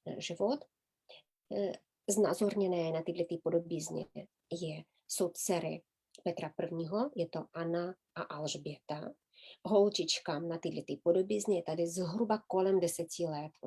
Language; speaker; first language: Czech; native; Czech